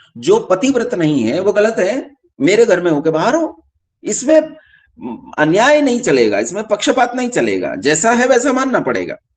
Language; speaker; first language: Hindi; native; Hindi